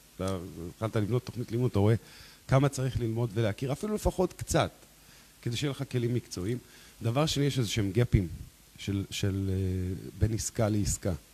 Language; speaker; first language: Hebrew; native; Hebrew